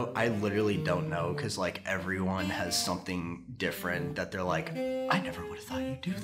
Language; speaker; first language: English; native; English